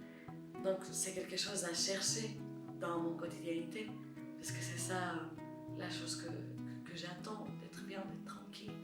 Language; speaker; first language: French; non-native, fluent; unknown